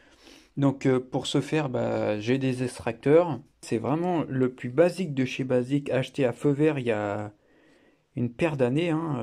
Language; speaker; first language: French; native; French